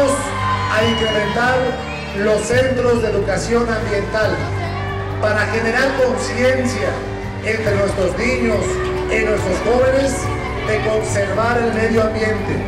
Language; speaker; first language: Spanish; native; Spanish